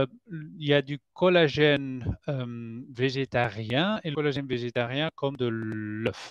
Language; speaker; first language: French; non-native, fluent; Spanish